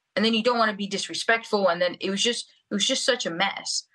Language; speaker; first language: English; early bilingual, other home language; Spanish